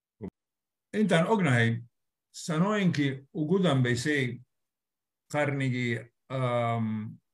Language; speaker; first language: Somali; non-native, fluent; Italian